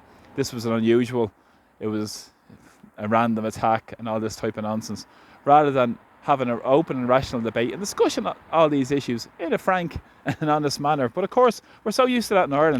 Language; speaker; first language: English; native; English